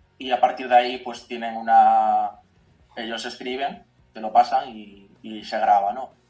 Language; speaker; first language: Spanish; native; Spanish